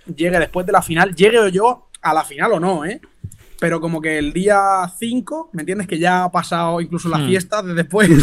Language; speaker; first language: Spanish; native; Spanish